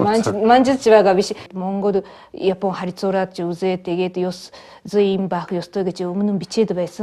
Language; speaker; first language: Mongolian; non-native, fluent; Japanese